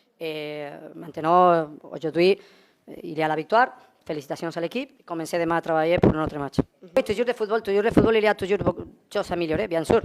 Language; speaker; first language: French; non-native, learner; Spanish